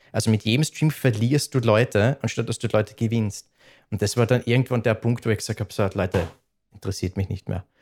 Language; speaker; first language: German; native; German